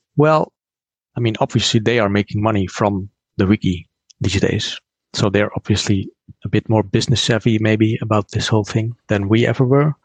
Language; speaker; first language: English; non-native, fluent; Dutch